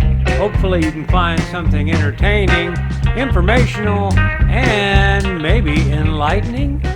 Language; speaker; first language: English; native; English